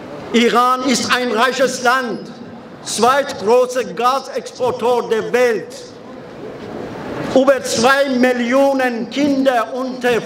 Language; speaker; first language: German; non-native, fluent; Persian